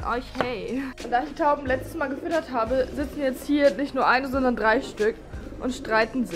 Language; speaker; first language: German; native; German